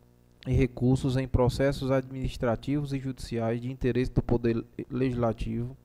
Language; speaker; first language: Portuguese; native; Portuguese